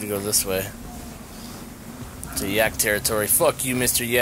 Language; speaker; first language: English; native; English